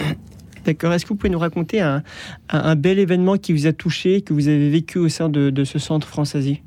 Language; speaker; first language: French; native; French